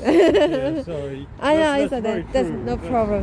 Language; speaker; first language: English; non-native, learner; Korean